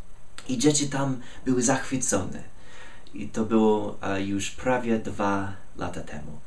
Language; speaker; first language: Polish; non-native, fluent; English